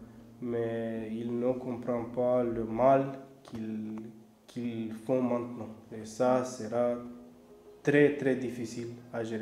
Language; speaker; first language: French; non-native, learner; Romanian